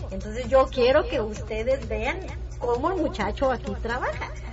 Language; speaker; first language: Spanish; native; Spanish